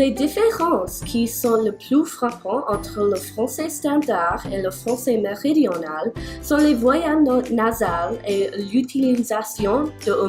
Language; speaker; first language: French; non-native, learner; English